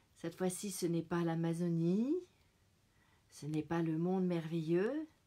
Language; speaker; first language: French; native; French